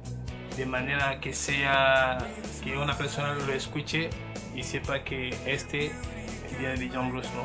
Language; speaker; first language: Spanish; non-native, fluent; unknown